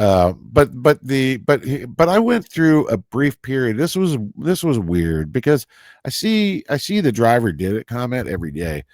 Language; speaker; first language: English; native; English